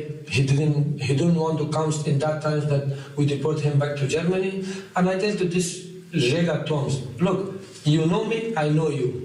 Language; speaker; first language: English; non-native, learner; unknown